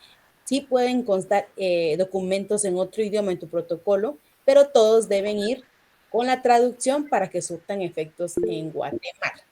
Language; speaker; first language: Spanish; native; Spanish